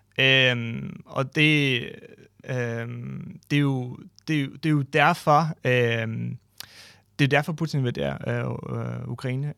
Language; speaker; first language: Danish; non-native, fluent; Ukrainian